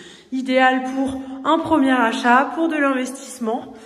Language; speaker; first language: French; native; French